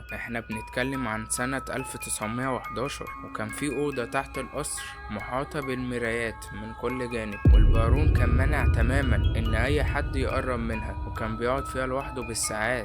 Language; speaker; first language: Arabic; native; Arabic